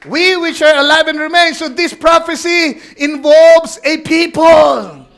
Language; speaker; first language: English; non-native, local second language; Filipino